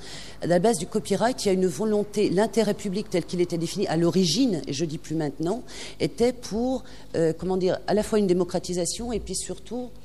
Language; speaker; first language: French; native; French